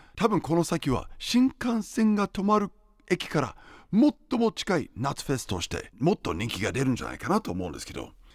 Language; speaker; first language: Japanese; non-native, fluent; English